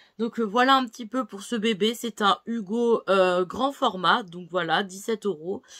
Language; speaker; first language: French; native; French